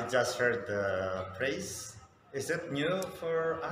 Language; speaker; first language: English; non-native, fluent; Sundanese